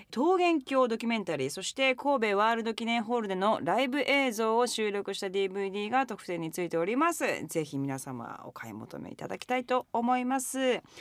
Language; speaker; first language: Japanese; native; Japanese